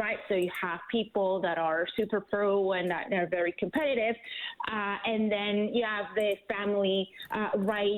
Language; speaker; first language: English; non-native, fluent; German